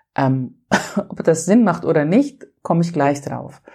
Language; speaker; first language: German; non-native, fluent; Greek